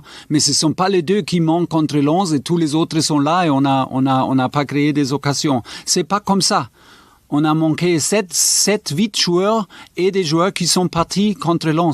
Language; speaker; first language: French; non-native, fluent; German